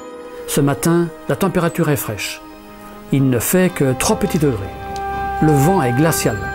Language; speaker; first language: French; native; French